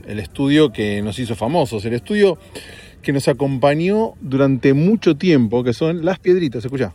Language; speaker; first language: Spanish; native; Spanish